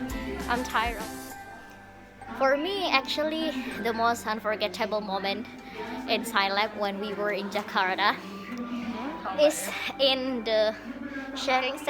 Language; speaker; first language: English; non-native, fluent; Indonesian